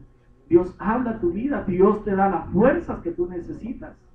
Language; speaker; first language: Spanish; native; Spanish